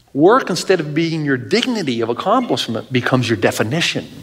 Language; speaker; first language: English; native; English